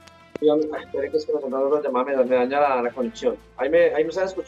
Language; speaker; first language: Spanish; native; Spanish